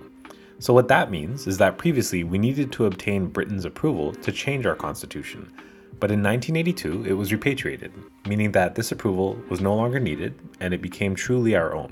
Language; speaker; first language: English; native; English